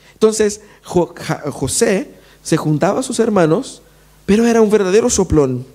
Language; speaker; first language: Spanish; non-native, fluent; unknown